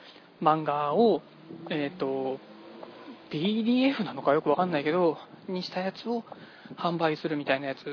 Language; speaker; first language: Japanese; native; Japanese